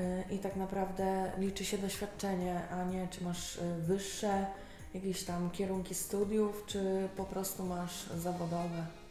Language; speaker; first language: Polish; native; Polish